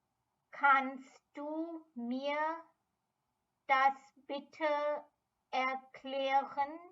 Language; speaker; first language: German; non-native, fluent; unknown